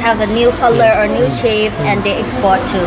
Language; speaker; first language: English; non-native, learner; Thai